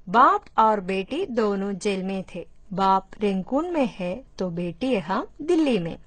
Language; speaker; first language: Hindi; non-native, local second language; Malayalam